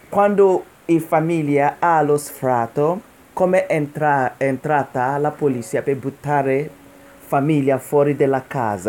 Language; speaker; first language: Italian; non-native, learner; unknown